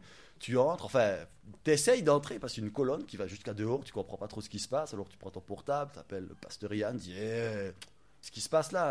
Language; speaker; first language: French; native; French